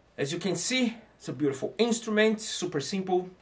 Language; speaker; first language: English; non-native, fluent; Portuguese